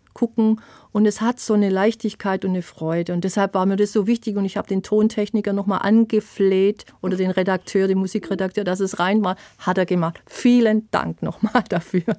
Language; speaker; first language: German; native; German